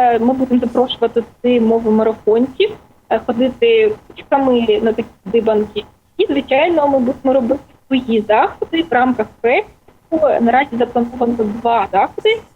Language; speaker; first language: Ukrainian; non-native, local second language; Russian